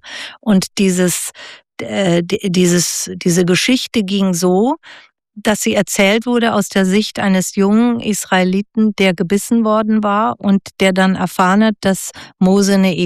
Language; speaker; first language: German; native; German